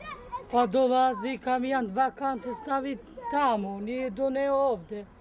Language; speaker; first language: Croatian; non-native, local second language; Romany